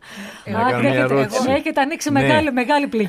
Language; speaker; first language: Greek; native; Greek